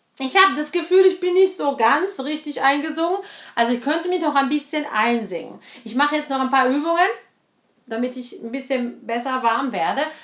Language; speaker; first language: German; non-native, fluent; Italian